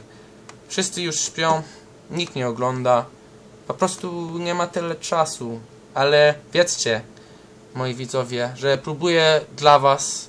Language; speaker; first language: Polish; early bilingual, heritage; English